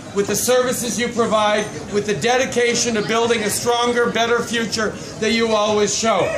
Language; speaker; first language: English; early bilingual, other home language; French